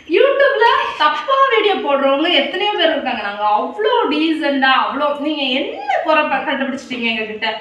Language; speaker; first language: Tamil; non-native, local second language; Malayalam